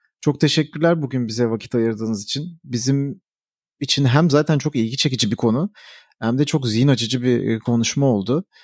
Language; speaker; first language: Turkish; native; Turkish